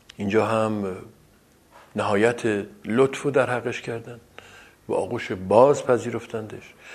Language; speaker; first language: Persian; non-native, local second language; Azerbaijani